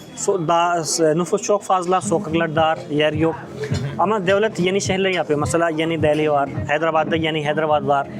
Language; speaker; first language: Turkish; non-native, fluent; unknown